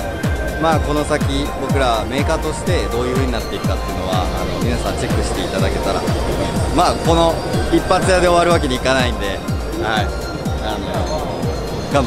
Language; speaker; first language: Japanese; native; Japanese